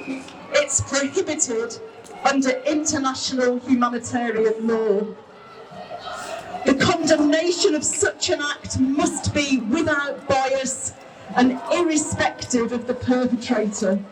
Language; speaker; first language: English; native; English